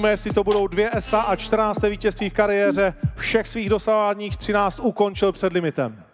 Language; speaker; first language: Czech; native; Czech